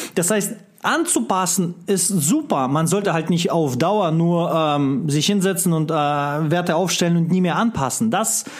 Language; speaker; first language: German; non-native, fluent; Russian